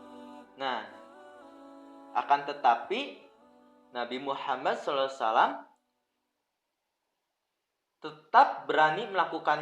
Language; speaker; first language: Indonesian; native; Indonesian